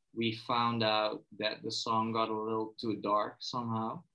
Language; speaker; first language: English; non-native, fluent; Dutch